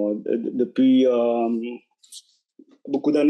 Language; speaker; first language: French; non-native, fluent; Vietnamese